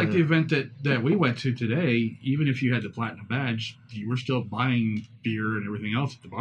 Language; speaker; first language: English; native; English